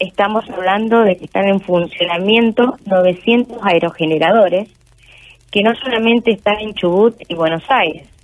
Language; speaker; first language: Spanish; native; Spanish